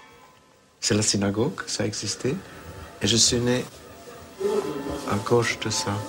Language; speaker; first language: French; non-native, fluent; Hungarian